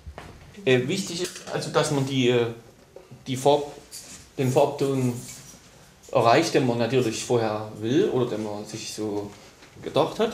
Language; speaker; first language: German; native; German